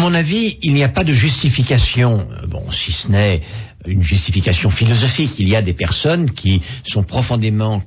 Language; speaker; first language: French; native; French